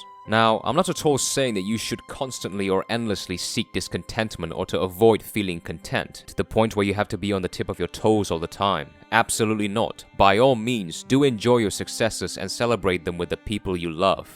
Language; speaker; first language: English; non-native, fluent; Korean